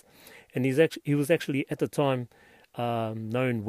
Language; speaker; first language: English; native; English